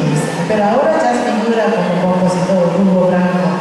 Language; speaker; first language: Spanish; non-native, fluent; Japanese